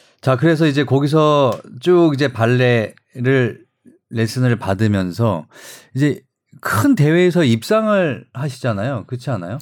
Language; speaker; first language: Korean; native; Korean